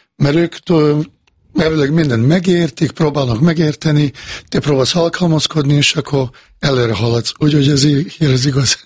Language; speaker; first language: Hungarian; non-native, fluent; Bosnian